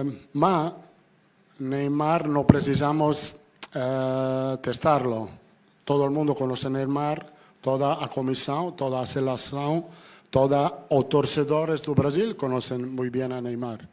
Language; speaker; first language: Portuguese; non-native, fluent; Italian